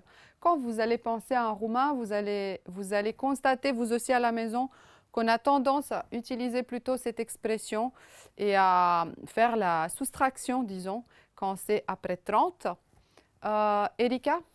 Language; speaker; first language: French; non-native, fluent; Romanian